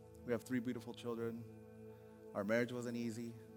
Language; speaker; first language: English; early bilingual, other home language; Spanish